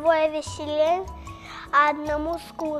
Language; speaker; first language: Russian; native; Russian